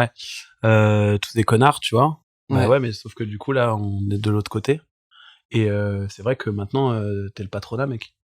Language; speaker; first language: French; native; French